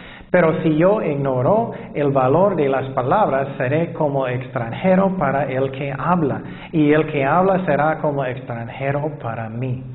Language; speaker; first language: Spanish; non-native, fluent; English